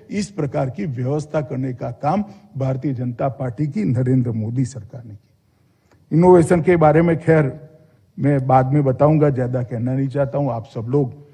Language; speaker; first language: Hindi; non-native, local second language; Gujarati